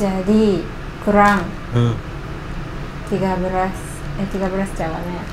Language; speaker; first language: Indonesian; non-native, learner; Japanese